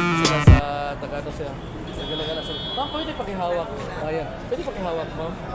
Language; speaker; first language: Filipino; non-native, local second language; Cebuano